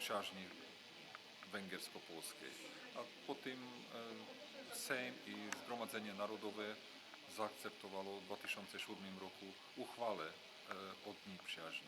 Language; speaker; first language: Polish; non-native, fluent; Hungarian